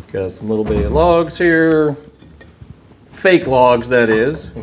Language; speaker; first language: English; native; English